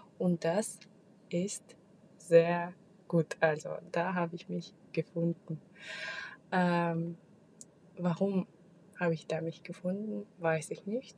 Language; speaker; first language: German; non-native, fluent; Russian